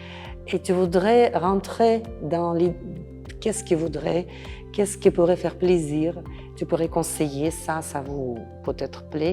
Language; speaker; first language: French; non-native, fluent; Russian